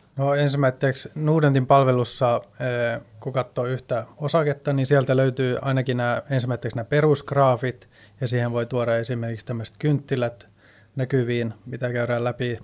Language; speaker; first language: Finnish; early bilingual, heritage; Finnish